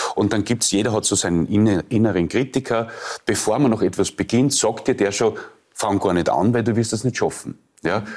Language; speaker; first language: German; native; German